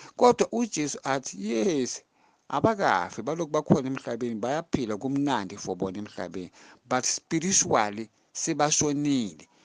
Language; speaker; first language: Zulu; non-native, local second language; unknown